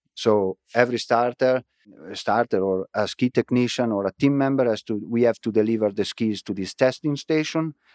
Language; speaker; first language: English; non-native, fluent; Italian